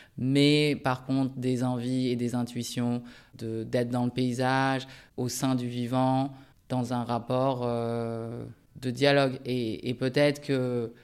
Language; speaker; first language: French; early bilingual, other home language; Japanese